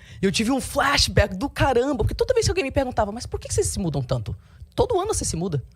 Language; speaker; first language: Portuguese; early bilingual, heritage; Portuguese